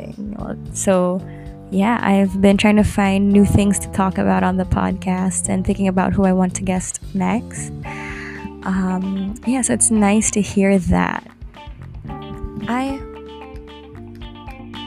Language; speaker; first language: English; non-native, local second language; Filipino